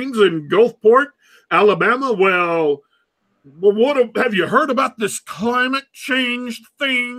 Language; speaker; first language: English; native; English